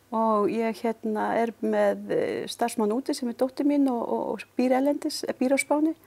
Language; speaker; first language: Icelandic; native; Icelandic